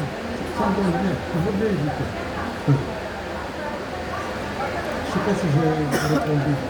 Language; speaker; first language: French; non-native, local second language; Arabic